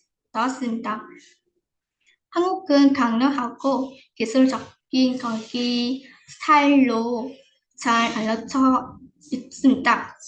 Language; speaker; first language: Korean; non-native, fluent; Vietnamese